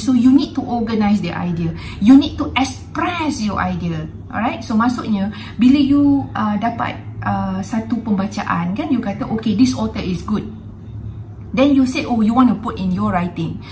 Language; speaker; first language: English; non-native, local second language; Malay